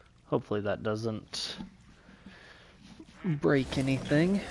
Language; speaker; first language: English; native; English